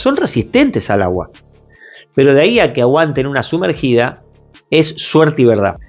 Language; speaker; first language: Spanish; native; Spanish